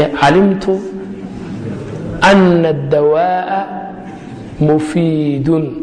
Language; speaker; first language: Arabic; non-native, fluent; Somali